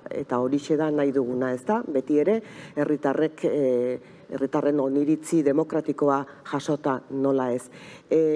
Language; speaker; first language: Basque; native; Basque